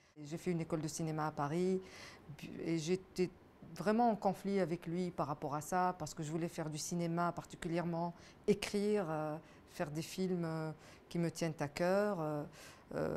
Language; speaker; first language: French; non-native, local second language; Arabic